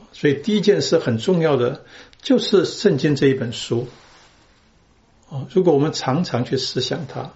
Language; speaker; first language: Chinese; native; Chinese